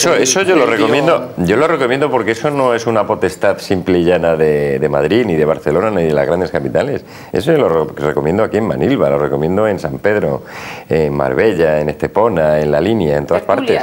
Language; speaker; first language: Spanish; native; Spanish